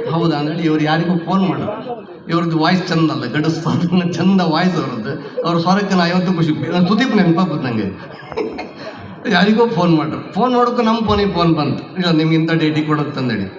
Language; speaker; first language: Kannada; native; Kannada